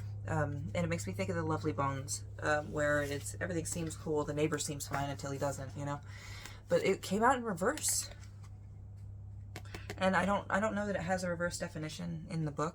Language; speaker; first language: English; native; English